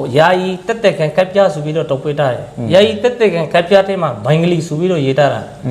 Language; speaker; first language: Burmese; non-native, local second language; Rohingya